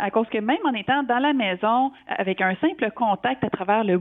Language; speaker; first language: French; native; French